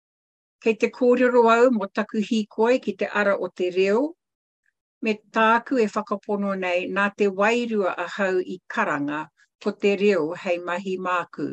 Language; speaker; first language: Māori; non-native, local second language; English